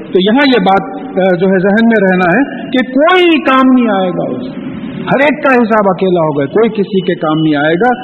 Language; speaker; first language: Urdu; native; Urdu